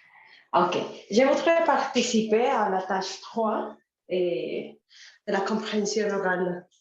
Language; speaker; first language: French; non-native, learner; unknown